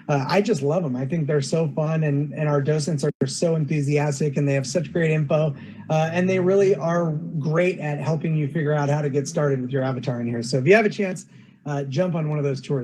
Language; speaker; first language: English; native; English